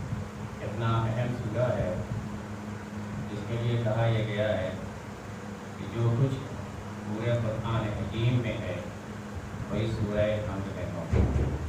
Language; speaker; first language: Urdu; native; Urdu